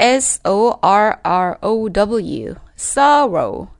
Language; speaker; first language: English; non-native, fluent; Korean